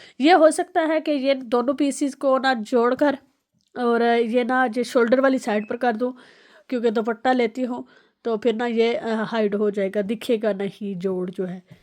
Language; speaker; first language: Urdu; non-native, local second language; Pahari-Potwari